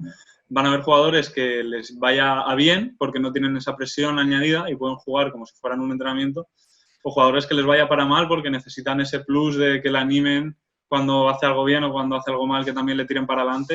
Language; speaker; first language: Spanish; non-native, local second language; Catalan